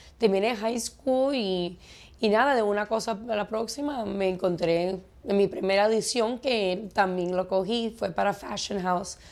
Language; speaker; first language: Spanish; early bilingual, heritage; Spanish